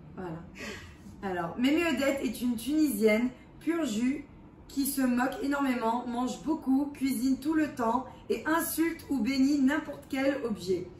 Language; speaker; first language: French; early bilingual, heritage; English